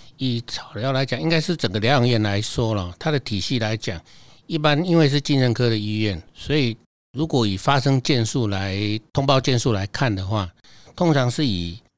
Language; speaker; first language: Chinese; native; Chinese